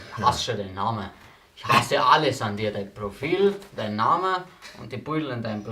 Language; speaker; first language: German; native; German